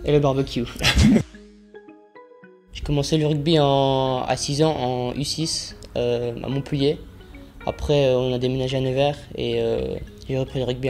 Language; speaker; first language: French; early bilingual, other home language; Afrikaans